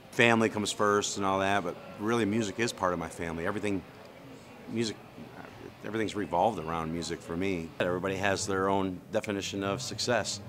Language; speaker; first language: English; native; English